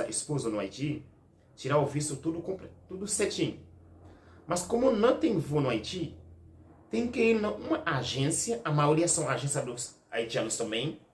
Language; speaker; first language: Portuguese; non-native, learner; Haitian Creole